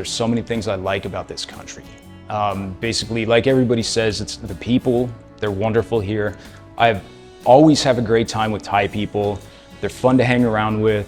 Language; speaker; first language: English; native; English